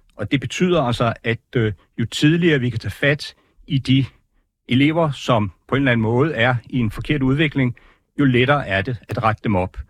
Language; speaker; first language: Danish; native; Danish